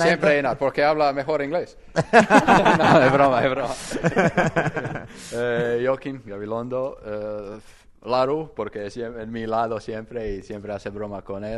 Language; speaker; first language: Spanish; non-native, learner; Croatian